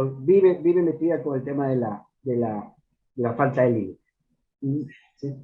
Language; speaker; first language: Spanish; native; Spanish